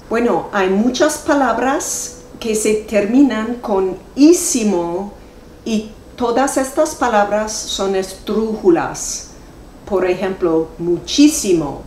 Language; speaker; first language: Spanish; non-native, fluent; English